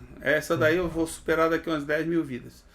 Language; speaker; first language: Portuguese; native; Portuguese